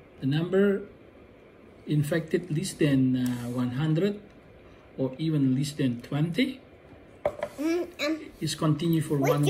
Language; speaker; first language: English; non-native, fluent; Indonesian